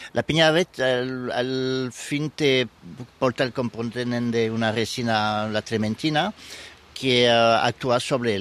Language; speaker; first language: Catalan; non-native, fluent; French